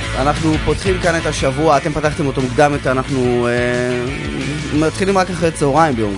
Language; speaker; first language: Hebrew; native; Hebrew